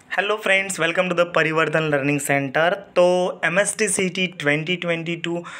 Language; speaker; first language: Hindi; non-native, local second language; Marathi